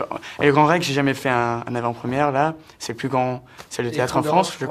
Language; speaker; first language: French; early bilingual, heritage; French